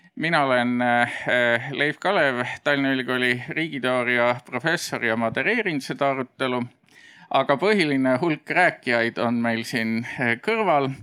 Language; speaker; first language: Estonian; native; Estonian